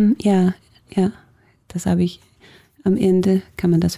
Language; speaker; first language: German; non-native, fluent; Danish